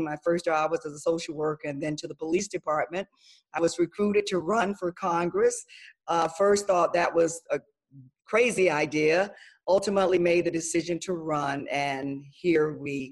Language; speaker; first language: English; native; English